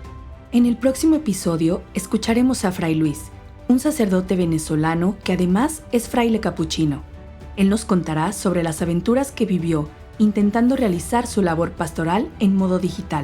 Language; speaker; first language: Spanish; native; Spanish